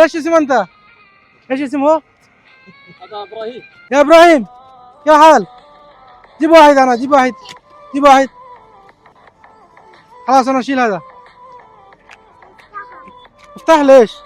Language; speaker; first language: Arabic; non-native, learner; Bangla